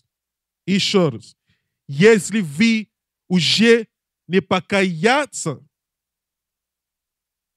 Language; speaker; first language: Russian; non-native, learner; English